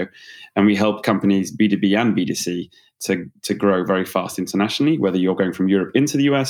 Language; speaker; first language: English; native; English